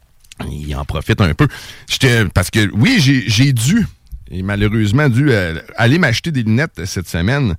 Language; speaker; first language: French; native; French